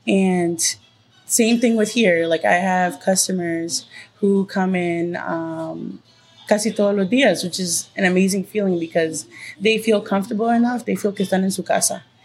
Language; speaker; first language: English; early bilingual, other home language; Spanish